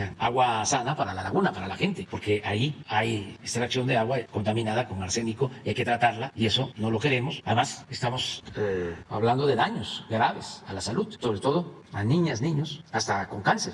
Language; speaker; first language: Spanish; native; Spanish